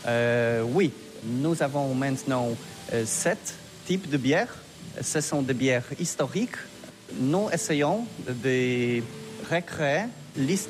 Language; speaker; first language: French; non-native, learner; Polish